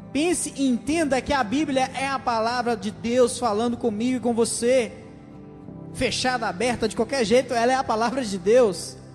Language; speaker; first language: Portuguese; native; Portuguese